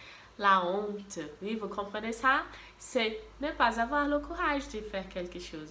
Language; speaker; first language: French; non-native, fluent; Portuguese